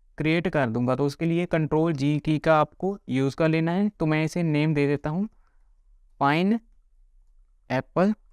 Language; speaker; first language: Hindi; non-native, local second language; Punjabi